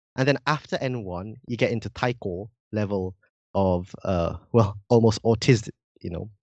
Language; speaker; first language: English; non-native, fluent; Indonesian